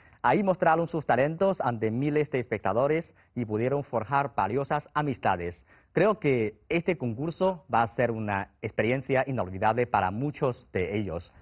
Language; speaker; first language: Spanish; non-native, fluent; Chinese